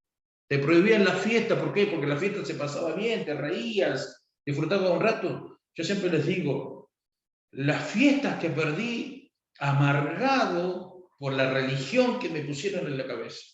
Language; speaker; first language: Spanish; native; Spanish